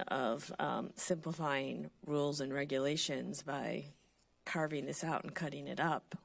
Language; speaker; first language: English; native; English